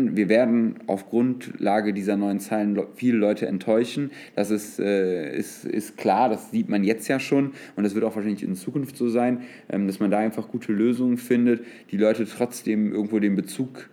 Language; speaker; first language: German; native; German